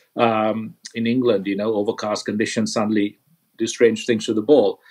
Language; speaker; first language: English; non-native, local second language; Sinhala